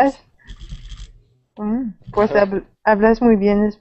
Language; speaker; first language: Spanish; non-native, learner; French